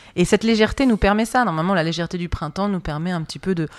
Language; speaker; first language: French; native; French